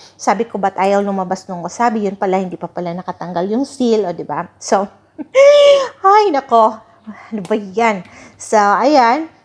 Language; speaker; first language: Filipino; non-native, local second language; Cebuano